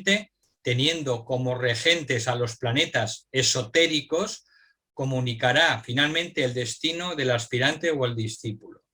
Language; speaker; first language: Spanish; native; Spanish